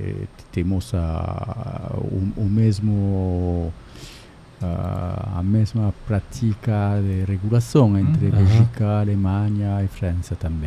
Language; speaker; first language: Portuguese; non-native, learner; French